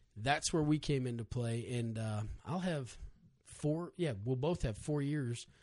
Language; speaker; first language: English; native; English